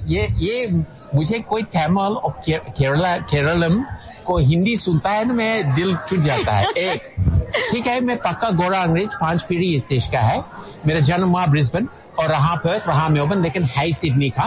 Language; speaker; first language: Hindi; non-native, fluent; English